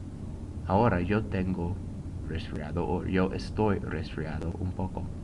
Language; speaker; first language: Spanish; non-native, fluent; English